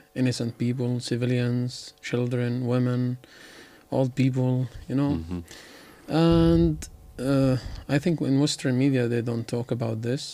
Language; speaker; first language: English; non-native, learner; Arabic